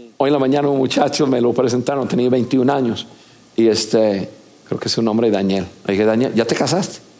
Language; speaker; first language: Spanish; non-native, fluent; English